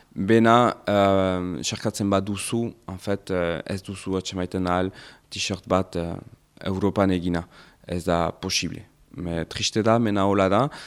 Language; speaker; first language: Basque; non-native, local second language; French